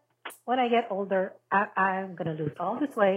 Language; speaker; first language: English; non-native, local second language; Filipino